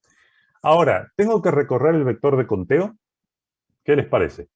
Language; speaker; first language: Spanish; native; Spanish